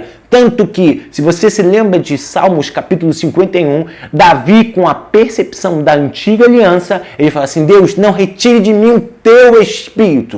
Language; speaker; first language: Portuguese; native; Portuguese